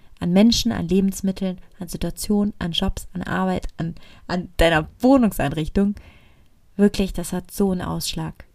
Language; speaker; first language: German; native; German